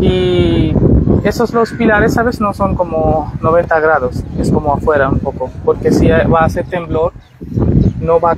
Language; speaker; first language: Spanish; non-native, learner; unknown